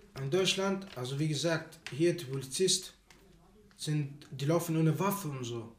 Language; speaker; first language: German; non-native, learner; Arabic